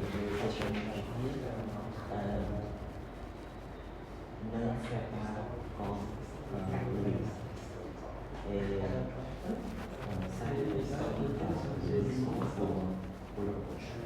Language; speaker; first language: French; non-native, learner; Khmer